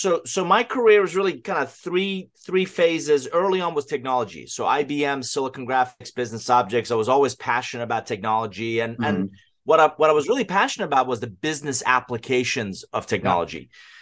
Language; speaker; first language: English; non-native, fluent; Persian